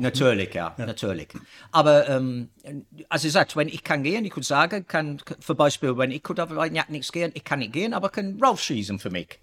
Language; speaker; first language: German; non-native, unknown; English